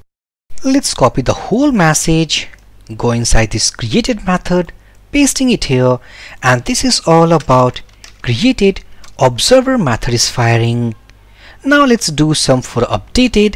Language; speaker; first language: English; non-native, local second language; Hindi